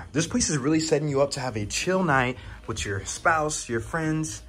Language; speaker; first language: English; native; English